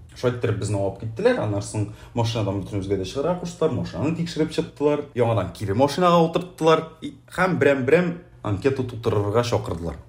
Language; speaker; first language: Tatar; native; Tatar